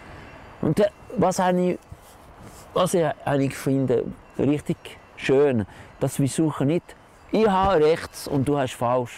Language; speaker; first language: German; non-native, local second language; French